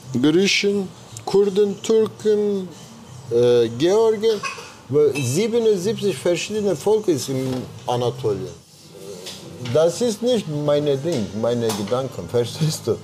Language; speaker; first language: German; non-native, learner; Turkish